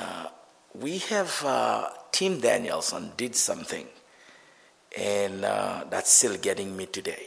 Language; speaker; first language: English; non-native, fluent; Haitian Creole